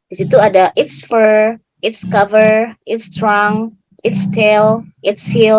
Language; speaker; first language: English; non-native, fluent; Indonesian